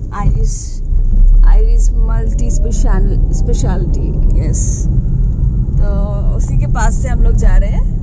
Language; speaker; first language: Hindi; native; Hindi